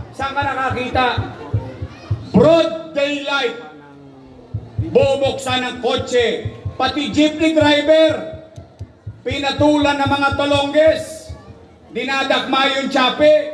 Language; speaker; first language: Filipino; native; Filipino